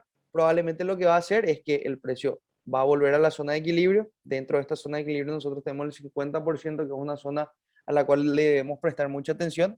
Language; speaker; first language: Spanish; native; Spanish